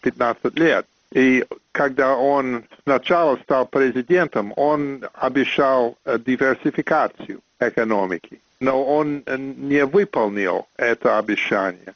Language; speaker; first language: Russian; non-native, fluent; English